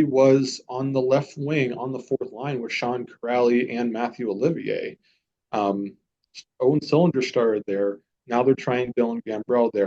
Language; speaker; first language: English; native; English